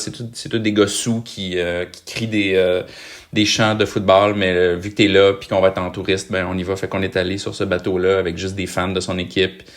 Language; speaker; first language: French; native; French